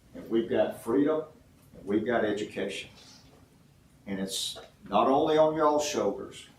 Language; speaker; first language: English; native; English